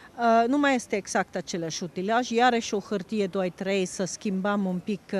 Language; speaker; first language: Romanian; non-native, fluent; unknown